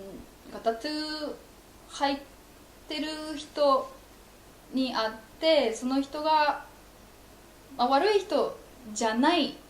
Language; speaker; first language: Japanese; non-native, fluent; Polish